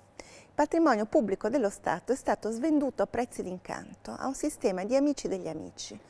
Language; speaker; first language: Italian; native; Italian